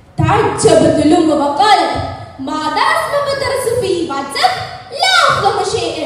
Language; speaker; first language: Arabic; non-native, learner; Malayalam